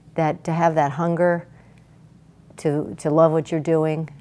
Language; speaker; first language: English; native; English